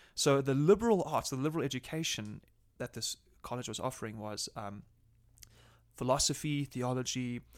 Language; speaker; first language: English; native; English